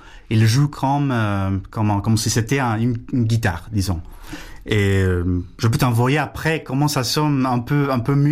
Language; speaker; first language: French; non-native, fluent; Spanish